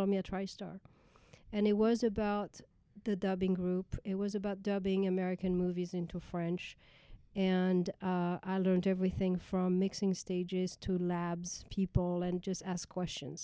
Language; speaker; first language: English; non-native, fluent; French